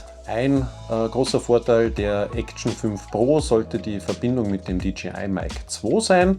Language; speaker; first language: German; native; German